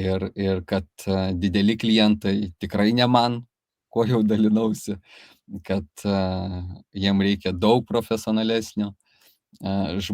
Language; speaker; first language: Lithuanian; native; Lithuanian